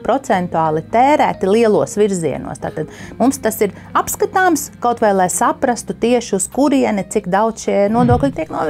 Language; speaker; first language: Latvian; native; Latvian